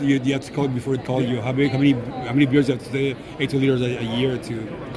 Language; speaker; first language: English; non-native, fluent; French